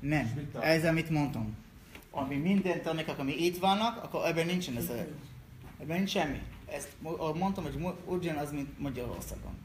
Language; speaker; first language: Hungarian; non-native, learner; Hebrew